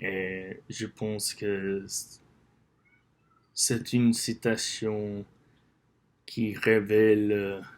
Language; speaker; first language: French; non-native, learner; English